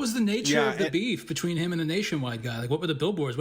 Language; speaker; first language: English; native; English